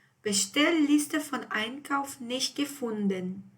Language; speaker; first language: German; non-native, fluent; Portuguese